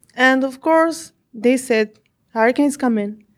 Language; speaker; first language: English; non-native, fluent; Arabic